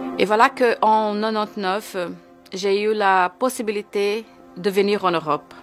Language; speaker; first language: French; non-native, fluent; Portuguese